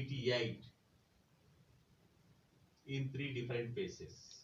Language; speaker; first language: English; non-native, local second language; Telugu